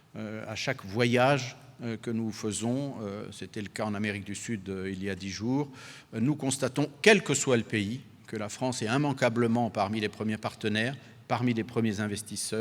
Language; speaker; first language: French; native; French